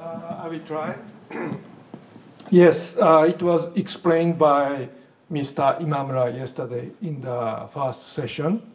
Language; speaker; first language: English; non-native, fluent; Japanese